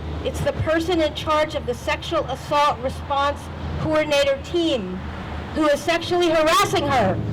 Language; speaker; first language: English; native; English